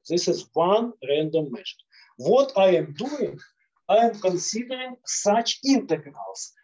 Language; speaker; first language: English; non-native, fluent; Russian